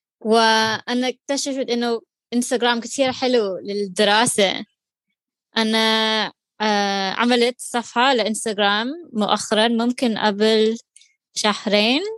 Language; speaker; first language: Arabic; non-native, learner; English